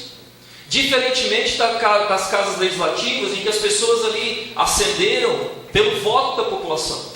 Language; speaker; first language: Portuguese; native; Portuguese